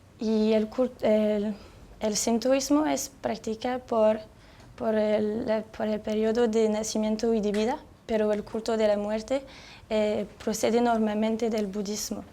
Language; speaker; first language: Spanish; non-native, fluent; French